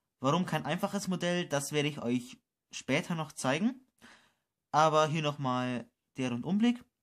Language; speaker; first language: German; native; German